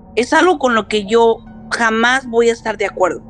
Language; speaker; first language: Spanish; early bilingual, heritage; Spanish